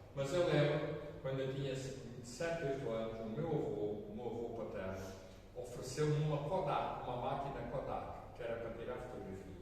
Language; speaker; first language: Portuguese; native; Portuguese